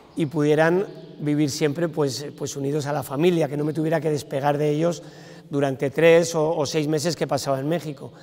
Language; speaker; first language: Spanish; native; Spanish